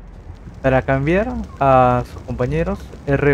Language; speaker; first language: Spanish; native; Spanish